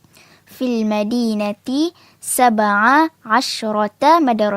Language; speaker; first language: Arabic; non-native, learner; Malay